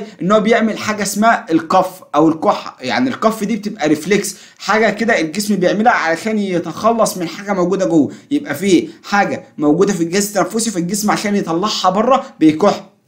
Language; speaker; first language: Arabic; native; Arabic